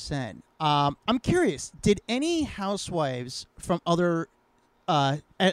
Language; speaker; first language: English; native; English